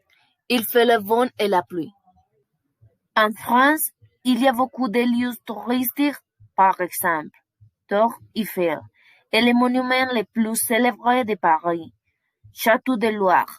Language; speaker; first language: French; non-native, learner; Spanish